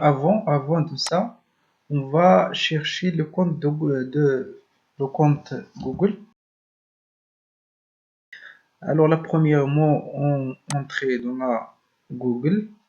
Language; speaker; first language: French; non-native, learner; Arabic